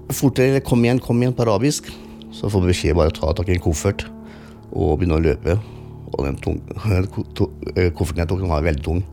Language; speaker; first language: Norwegian; early bilingual, other home language; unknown